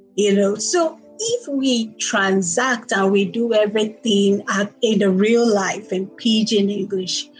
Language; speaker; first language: English; non-native, local second language; Igbo